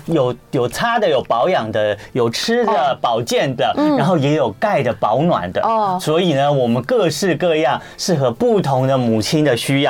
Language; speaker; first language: Chinese; native; Chinese